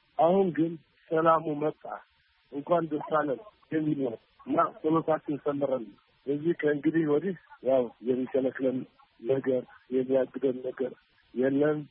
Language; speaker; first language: Amharic; non-native, local second language; Tigrinya